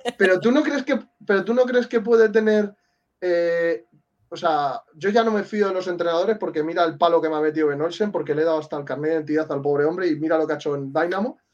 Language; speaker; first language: Spanish; native; Spanish